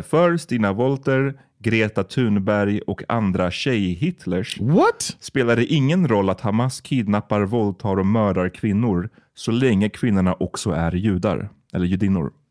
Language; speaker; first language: Swedish; native; Swedish